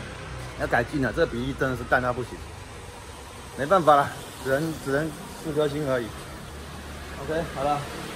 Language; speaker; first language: Chinese; native; Chinese